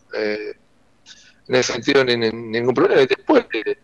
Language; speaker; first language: Spanish; native; Spanish